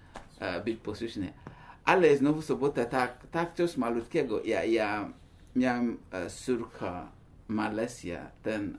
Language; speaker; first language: Polish; non-native, learner; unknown